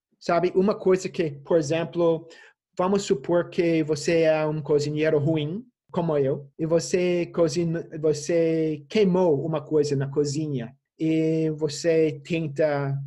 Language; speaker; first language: Portuguese; non-native, fluent; English